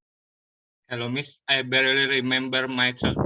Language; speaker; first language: English; non-native, learner; Indonesian